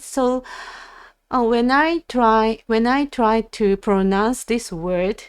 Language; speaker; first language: English; non-native, learner; Japanese